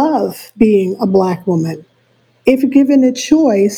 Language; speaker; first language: English; native; English